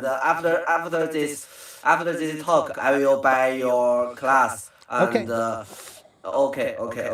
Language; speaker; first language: English; non-native, learner; Chinese